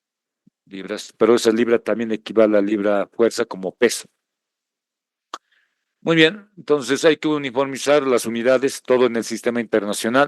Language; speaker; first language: Spanish; native; Spanish